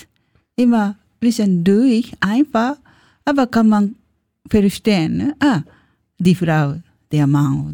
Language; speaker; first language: German; non-native, learner; Japanese